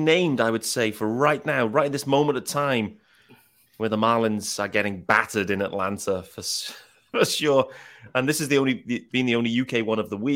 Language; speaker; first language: English; native; English